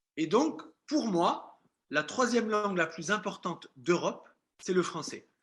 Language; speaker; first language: French; native; French